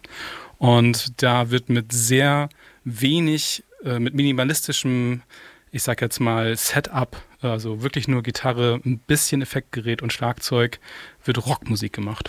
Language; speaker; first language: German; native; German